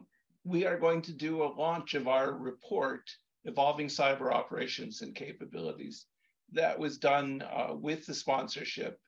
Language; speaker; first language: English; native; English